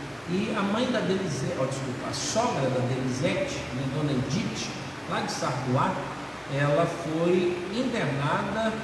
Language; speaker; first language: Portuguese; native; Portuguese